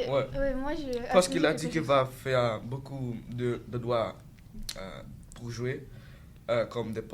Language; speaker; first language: French; non-native, local second language; Haitian Creole